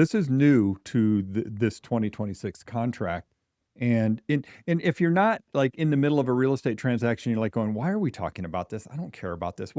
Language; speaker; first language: English; native; English